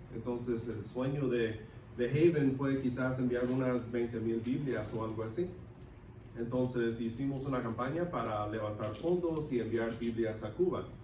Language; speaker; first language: Spanish; non-native, local second language; English